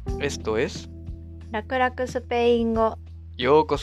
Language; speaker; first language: Spanish; non-native, fluent; Japanese